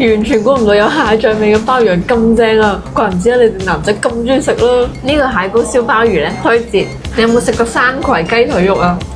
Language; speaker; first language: Cantonese; native; Cantonese